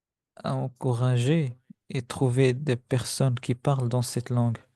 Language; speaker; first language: French; non-native, fluent; Spanish